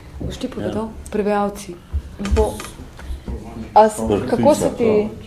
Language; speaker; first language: Slovenian; native; Slovenian